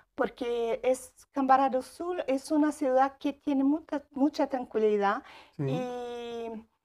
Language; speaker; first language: Spanish; non-native, learner; Portuguese